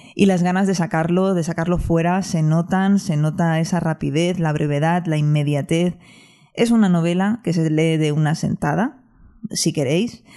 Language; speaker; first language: Spanish; non-native, local second language; Catalan